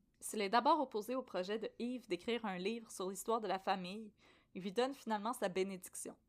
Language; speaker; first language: French; native; French